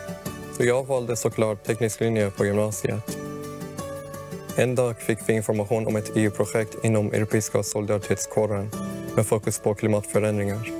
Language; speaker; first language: Swedish; early bilingual, other home language; Persian